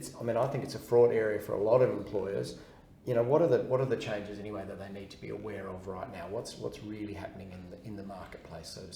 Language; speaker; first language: English; native; English